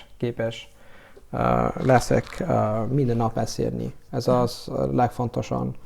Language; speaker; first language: Hungarian; non-native, learner; Italian